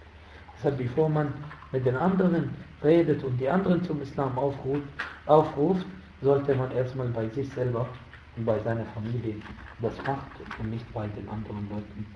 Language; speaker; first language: German; non-native, fluent; Arabic